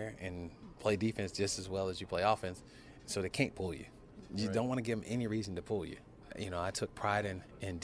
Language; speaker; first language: English; native; English